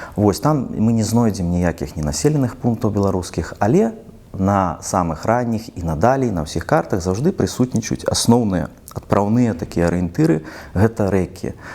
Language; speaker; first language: Belarusian; non-native, local second language; Russian